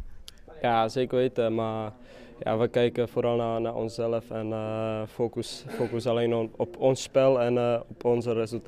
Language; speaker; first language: Dutch; non-native, fluent; Czech